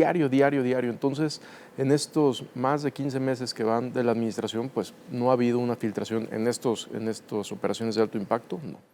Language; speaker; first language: Spanish; native; Spanish